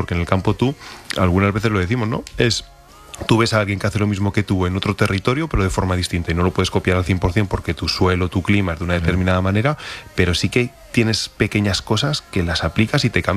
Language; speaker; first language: Spanish; native; Spanish